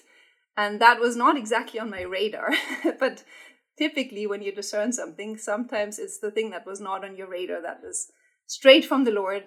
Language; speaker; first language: English; non-native, fluent; German